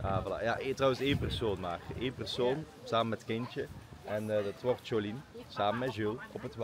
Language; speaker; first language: Dutch; native; Dutch